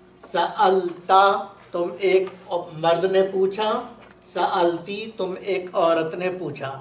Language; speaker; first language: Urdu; native; Urdu